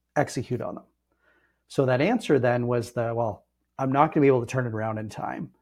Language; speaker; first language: English; native; English